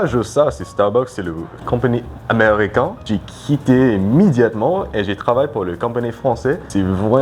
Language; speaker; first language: French; non-native, learner; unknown